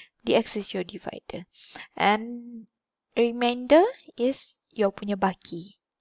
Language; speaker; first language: English; non-native, local second language; Malay